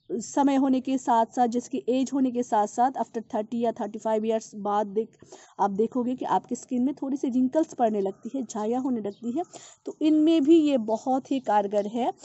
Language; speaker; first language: Hindi; non-native, local second language; Bangla